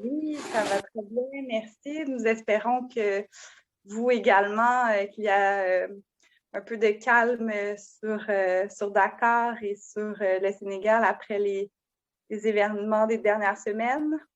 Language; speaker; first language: French; native; French